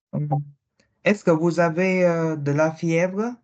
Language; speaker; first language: French; non-native, learner; Vietnamese